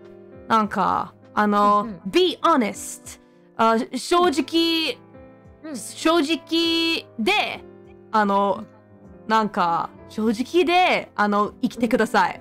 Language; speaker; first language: Japanese; non-native, fluent; English